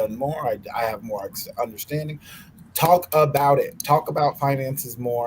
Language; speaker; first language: English; native; English